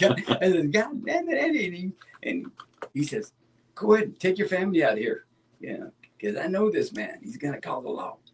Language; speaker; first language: English; native; English